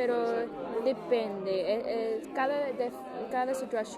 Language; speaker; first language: Spanish; non-native, fluent; English